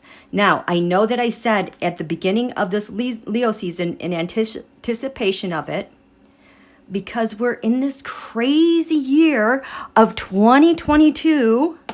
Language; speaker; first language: English; native; English